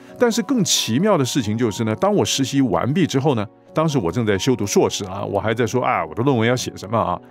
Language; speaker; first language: Chinese; non-native, local second language; Cantonese